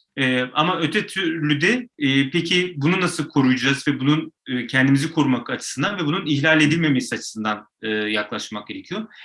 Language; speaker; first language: Turkish; native; Turkish